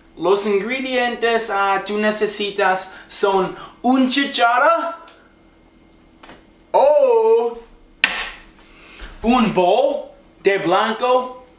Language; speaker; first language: Spanish; non-native, learner; English